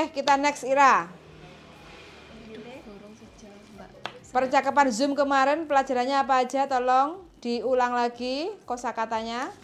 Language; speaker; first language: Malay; non-native, local second language; Javanese